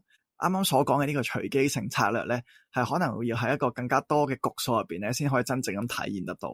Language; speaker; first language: Cantonese; native; Cantonese